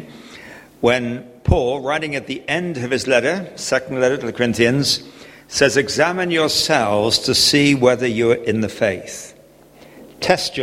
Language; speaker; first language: English; native; English